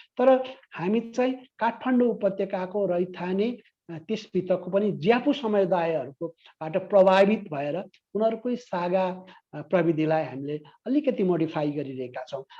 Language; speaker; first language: Nepali; non-native, local second language; Newari